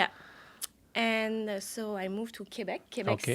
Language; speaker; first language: English; non-native, learner; French